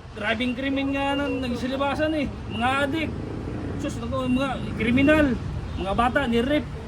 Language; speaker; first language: Filipino; native; Filipino